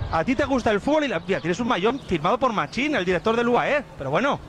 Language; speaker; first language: Spanish; native; Spanish